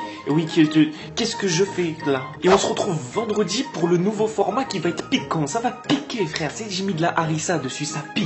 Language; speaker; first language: French; native; French